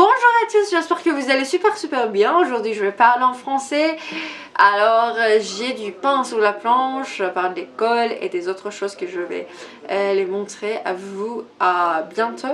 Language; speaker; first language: French; non-native, learner; Persian